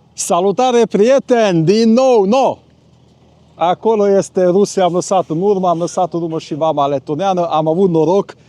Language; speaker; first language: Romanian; non-native, local second language; Hungarian